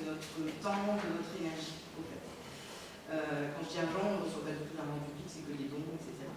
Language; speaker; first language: French; native; French